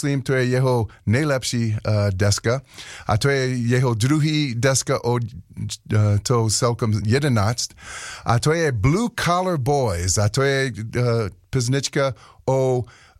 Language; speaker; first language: Czech; non-native, learner; English